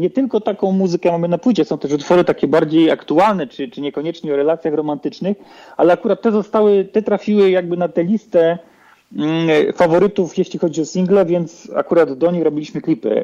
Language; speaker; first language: Polish; native; Polish